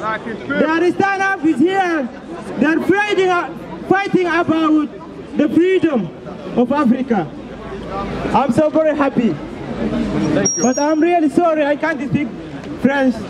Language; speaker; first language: English; non-native, learner; Arabic